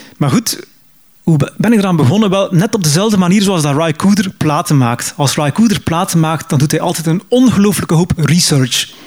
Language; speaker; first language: Dutch; native; Dutch